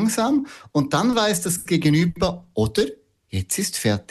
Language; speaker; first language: German; native; German